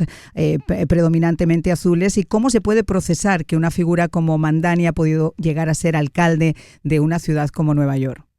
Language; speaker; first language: Spanish; native; Spanish